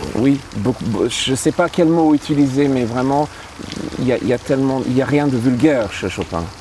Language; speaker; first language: French; early bilingual, other home language; English